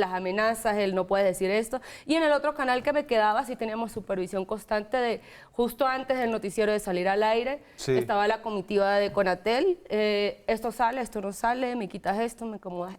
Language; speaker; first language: Spanish; native; Spanish